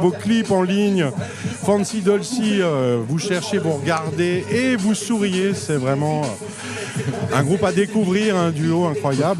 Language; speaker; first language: French; native; French